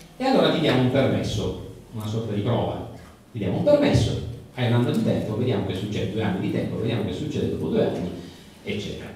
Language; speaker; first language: Italian; native; Italian